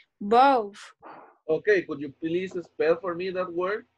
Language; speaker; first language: English; non-native, fluent; Spanish